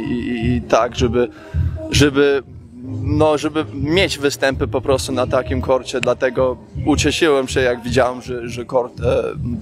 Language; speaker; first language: Polish; early bilingual, heritage; Polish